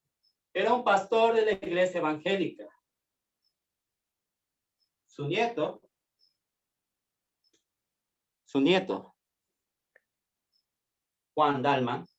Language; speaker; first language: Spanish; native; Spanish